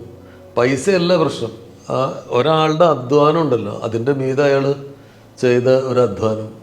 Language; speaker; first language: Malayalam; native; Malayalam